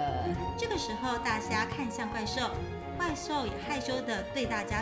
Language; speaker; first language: Chinese; native; Chinese